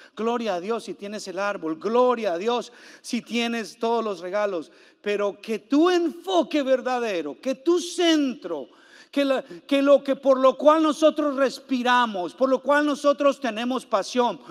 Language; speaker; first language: Spanish; native; Spanish